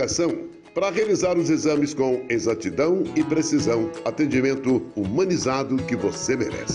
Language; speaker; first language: Portuguese; native; Portuguese